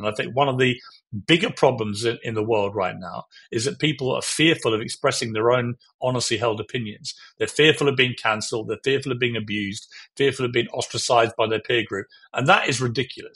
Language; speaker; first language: English; native; English